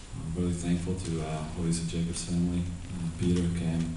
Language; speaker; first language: English; non-native, fluent; Slovak